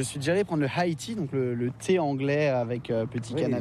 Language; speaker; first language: French; native; French